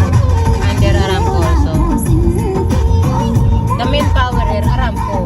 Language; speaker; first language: English; non-native, learner; Filipino